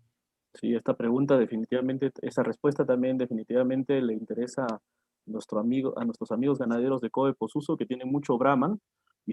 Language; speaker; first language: Spanish; native; Spanish